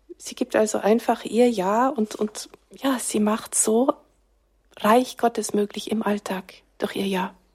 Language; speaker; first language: German; native; German